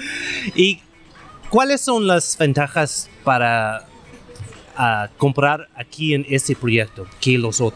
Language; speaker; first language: Spanish; non-native, learner; English